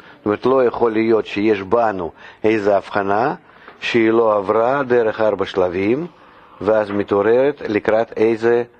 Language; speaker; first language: Hebrew; non-native, fluent; Russian